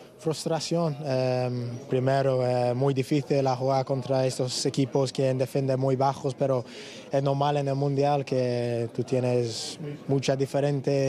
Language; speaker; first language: Spanish; non-native, learner; English